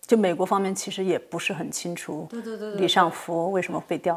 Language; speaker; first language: Chinese; native; Chinese